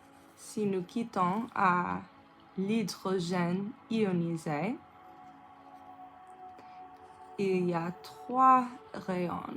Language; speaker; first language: French; non-native, learner; English